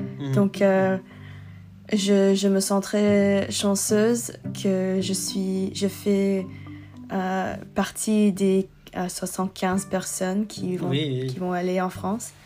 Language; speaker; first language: French; non-native, learner; English